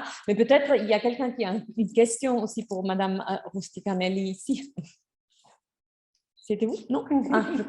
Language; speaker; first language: French; non-native, fluent; German